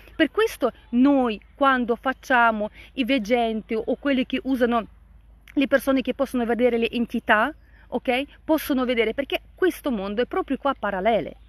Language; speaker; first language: Italian; non-native, fluent; Russian